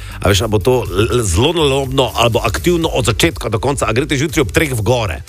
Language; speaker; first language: Slovenian; native; Slovenian